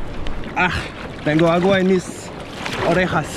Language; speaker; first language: Spanish; non-native, learner; French